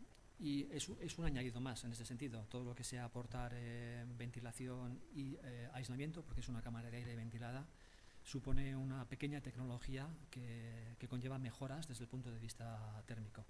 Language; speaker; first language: Spanish; native; Spanish